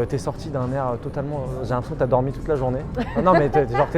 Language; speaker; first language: French; native; French